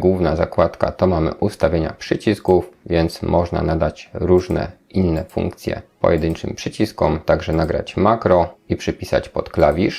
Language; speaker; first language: Polish; native; Polish